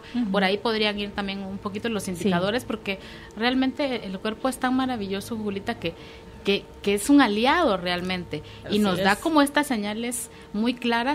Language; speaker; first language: Spanish; native; Spanish